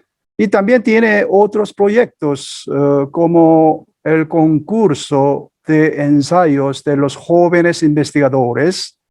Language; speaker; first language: Spanish; non-native, fluent; Korean